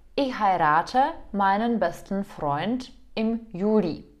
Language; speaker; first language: German; non-native, fluent; Czech